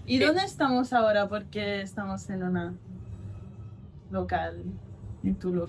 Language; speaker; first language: Spanish; non-native, fluent; English